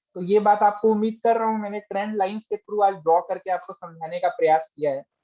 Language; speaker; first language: Hindi; native; Hindi